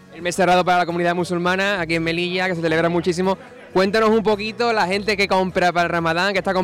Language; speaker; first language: Spanish; native; Spanish